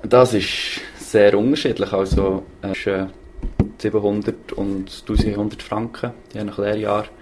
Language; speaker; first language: German; native; German